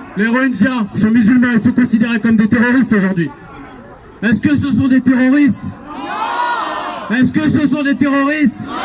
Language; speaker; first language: French; native; French